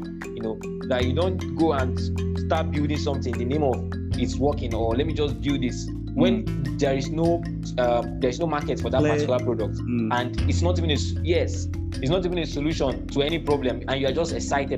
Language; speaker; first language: English; non-native, local second language; Igbo